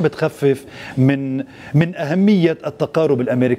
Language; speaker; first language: Arabic; native; Arabic